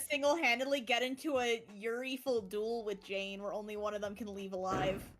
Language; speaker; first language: English; native; English